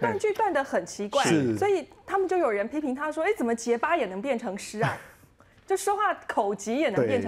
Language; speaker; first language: Chinese; native; Chinese